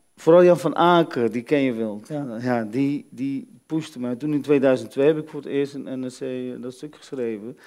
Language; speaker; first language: Dutch; early bilingual, other home language; Arabic